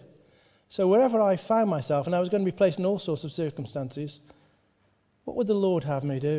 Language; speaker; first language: English; native; English